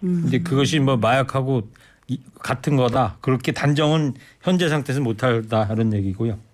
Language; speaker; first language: Korean; native; Korean